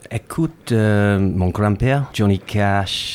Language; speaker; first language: French; non-native, learner; English